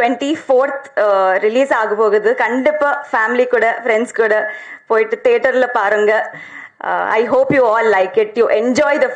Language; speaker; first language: Tamil; non-native, learner; Telugu